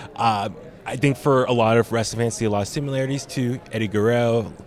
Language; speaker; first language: English; native; English